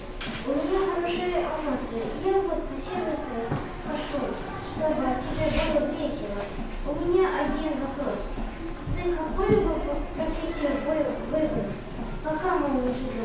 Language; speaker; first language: Russian; non-native, local second language; Kazakh